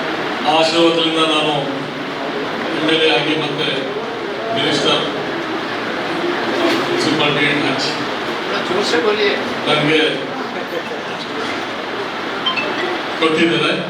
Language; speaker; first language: Kannada; non-native, local second language; Urdu